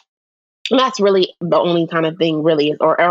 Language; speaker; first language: English; native; English